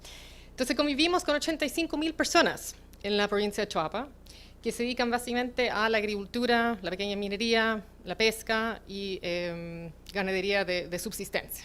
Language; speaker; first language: Spanish; native; Spanish